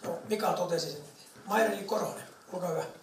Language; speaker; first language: Finnish; native; Finnish